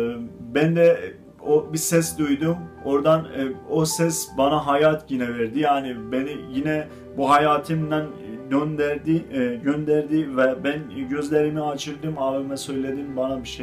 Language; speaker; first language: Turkish; non-native, learner; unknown